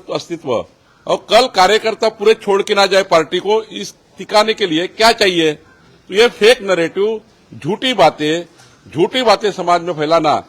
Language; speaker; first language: Hindi; non-native, local second language; Marathi